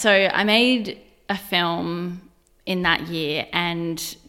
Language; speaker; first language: English; native; English